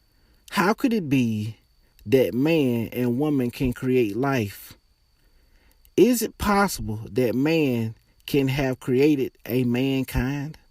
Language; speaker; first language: English; native; English